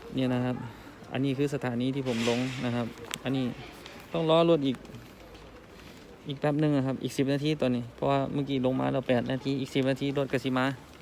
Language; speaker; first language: Thai; native; Thai